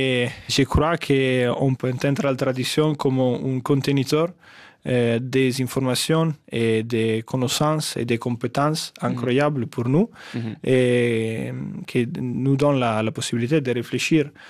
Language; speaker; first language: French; non-native, fluent; Italian